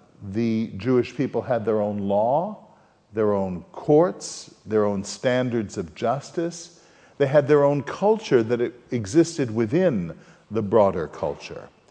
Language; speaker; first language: English; native; English